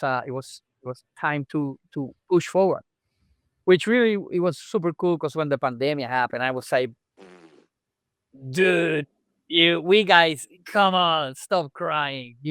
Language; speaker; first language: English; non-native, local second language; Spanish